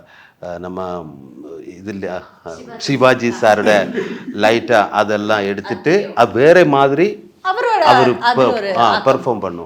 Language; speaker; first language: Tamil; non-native, learner; Malayalam